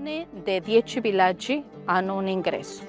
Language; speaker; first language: Italian; non-native, learner; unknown